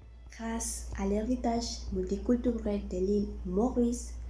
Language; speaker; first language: French; non-native, learner; Spanish